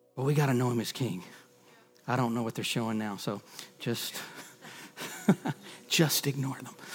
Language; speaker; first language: English; native; English